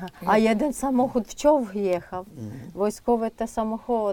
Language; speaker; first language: Polish; non-native, fluent; Ukrainian